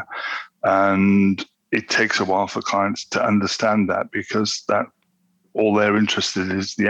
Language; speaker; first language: English; native; English